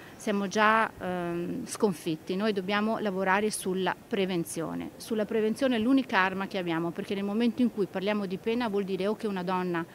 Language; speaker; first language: Italian; native; Italian